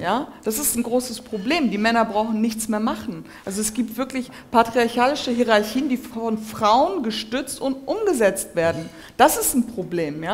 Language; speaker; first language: German; early bilingual, other home language; Turkish